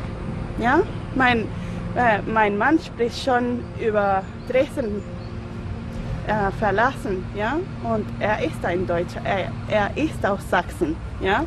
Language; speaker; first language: German; non-native, learner; Spanish